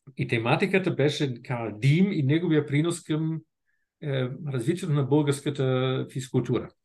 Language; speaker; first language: Bulgarian; non-native, fluent; German